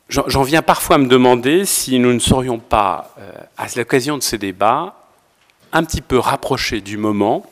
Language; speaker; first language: French; native; French